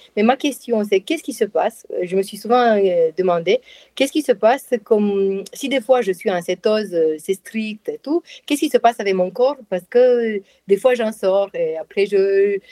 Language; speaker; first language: French; non-native, fluent; Romanian